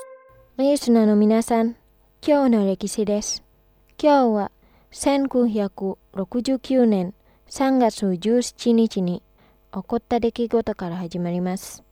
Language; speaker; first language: Japanese; non-native, fluent; Indonesian